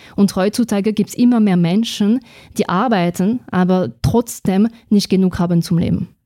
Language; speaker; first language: German; non-native, fluent; French